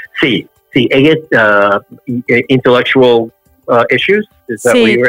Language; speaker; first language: Spanish; non-native, learner; English